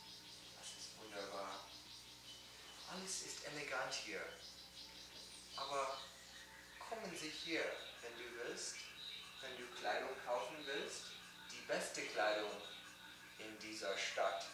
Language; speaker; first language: German; non-native, learner; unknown